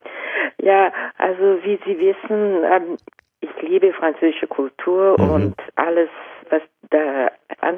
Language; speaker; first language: German; non-native, fluent; Japanese